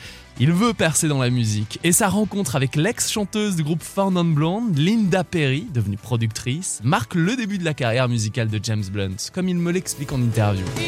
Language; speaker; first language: French; native; French